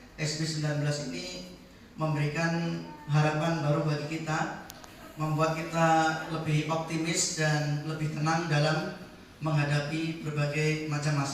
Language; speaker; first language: Indonesian; native; Indonesian